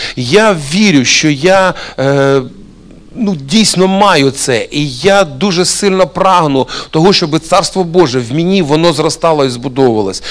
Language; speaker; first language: Ukrainian; non-native, local second language; Russian